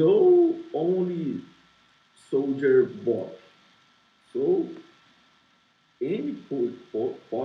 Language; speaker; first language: English; non-native, learner; Portuguese